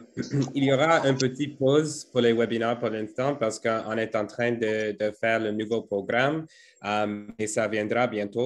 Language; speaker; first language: French; non-native, fluent; English